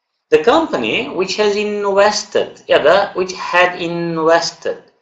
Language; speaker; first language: English; non-native, fluent; Turkish